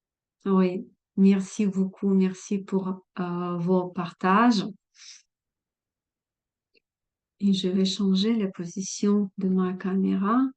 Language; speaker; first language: French; non-native, fluent; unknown